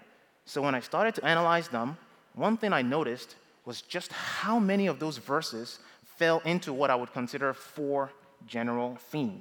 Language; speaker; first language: English; non-native, local second language; Yoruba